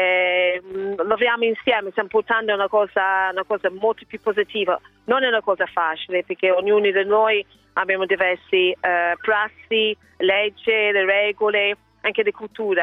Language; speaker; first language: Italian; non-native, learner; English